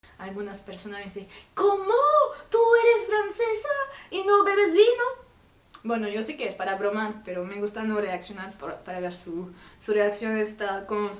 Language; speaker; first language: Spanish; non-native, learner; French